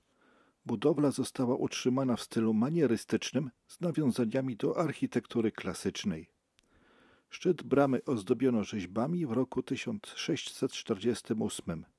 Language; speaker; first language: Polish; native; Polish